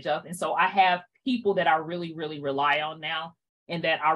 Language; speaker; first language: English; native; English